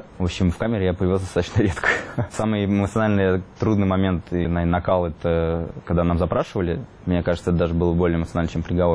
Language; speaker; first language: Russian; native; Russian